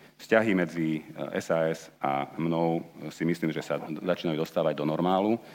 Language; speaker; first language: Slovak; non-native, local second language; Hungarian